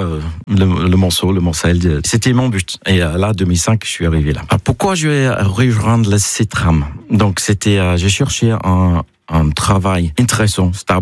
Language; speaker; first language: French; non-native, fluent; English